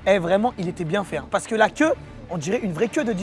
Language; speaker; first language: French; native; French